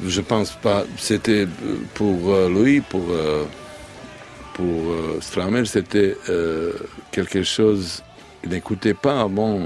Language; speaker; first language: French; non-native, learner; Serbian